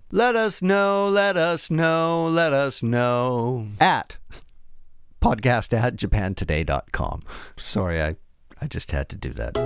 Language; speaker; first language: English; native; English